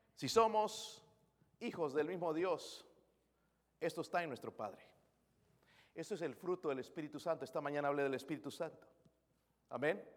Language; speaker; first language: Spanish; native; Spanish